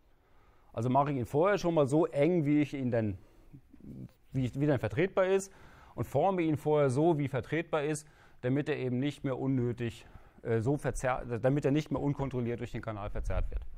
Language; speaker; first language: German; native; German